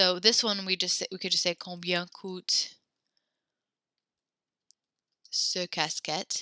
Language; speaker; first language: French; non-native, fluent; English